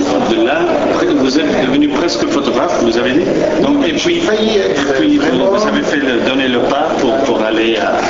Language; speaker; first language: French; non-native, learner; Spanish